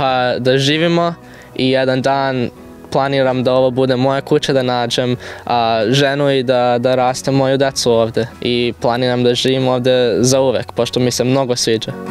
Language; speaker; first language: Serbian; early bilingual, heritage; English